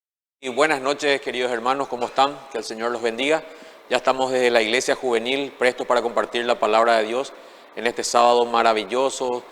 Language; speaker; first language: Spanish; native; Spanish